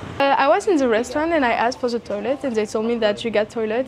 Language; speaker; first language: English; non-native, learner; French